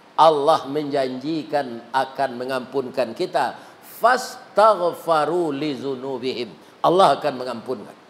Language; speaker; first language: Malay; non-native, local second language; Minangkabau